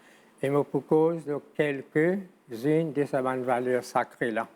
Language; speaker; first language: French; non-native, local second language; Morisyen